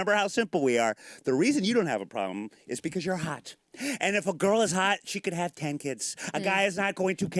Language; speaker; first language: English; native; English